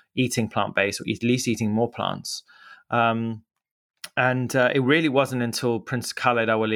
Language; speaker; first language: English; native; English